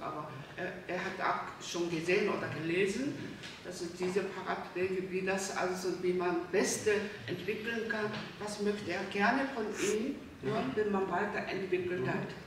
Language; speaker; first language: German; non-native, learner; Korean